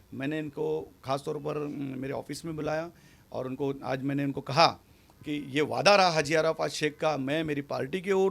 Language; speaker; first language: Hindi; native; Hindi